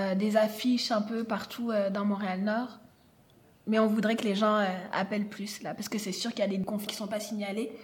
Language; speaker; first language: French; native; French